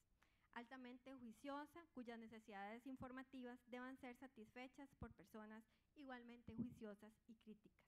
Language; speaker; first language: Spanish; native; Spanish